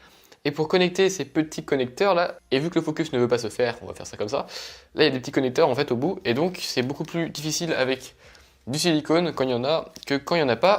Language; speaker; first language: French; native; French